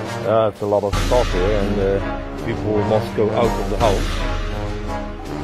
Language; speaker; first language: English; non-native, learner; Dutch